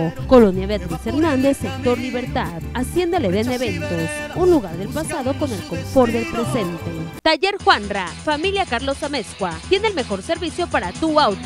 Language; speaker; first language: Spanish; native; Spanish